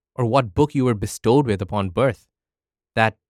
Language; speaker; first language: English; early bilingual, other home language; Arabic